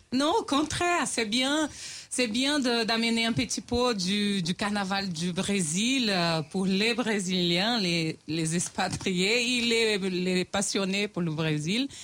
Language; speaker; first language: French; non-native, fluent; Portuguese